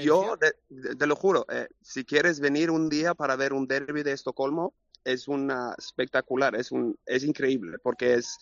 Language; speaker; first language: Spanish; non-native, learner; Swedish